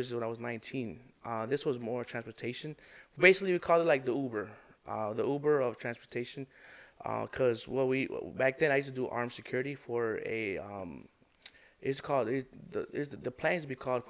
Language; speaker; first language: English; native; English